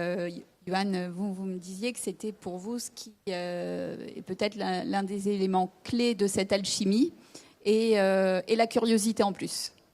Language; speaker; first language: French; native; French